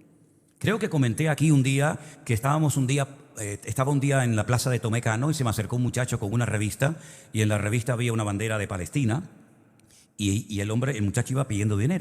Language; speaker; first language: Spanish; native; Spanish